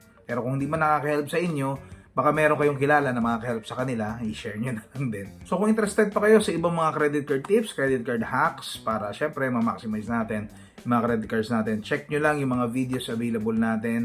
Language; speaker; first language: Filipino; native; Filipino